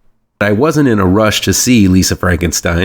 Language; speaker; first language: English; native; English